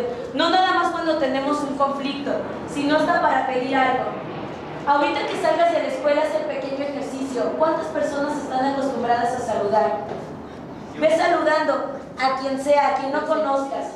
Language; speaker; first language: Spanish; native; Spanish